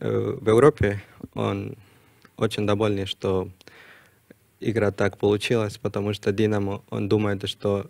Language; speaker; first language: Russian; non-native, learner; Spanish